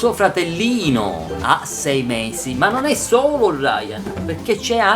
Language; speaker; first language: Italian; native; Italian